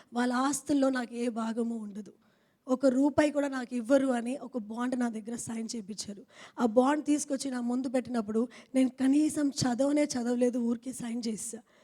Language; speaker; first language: Telugu; non-native, fluent; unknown